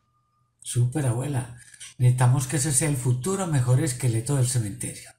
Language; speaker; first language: Spanish; native; Spanish